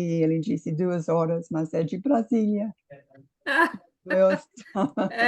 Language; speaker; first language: Portuguese; non-native, fluent; English